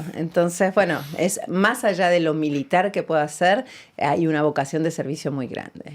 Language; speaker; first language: Spanish; native; Spanish